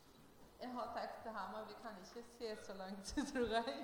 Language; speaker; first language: Norwegian; non-native, learner; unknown